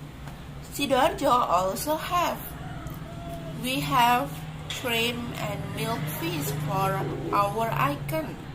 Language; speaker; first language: English; non-native, learner; Indonesian